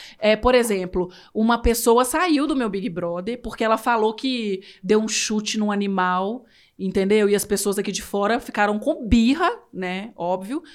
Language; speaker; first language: Portuguese; native; Portuguese